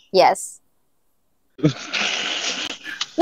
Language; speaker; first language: Turkish; non-native, learner; Indonesian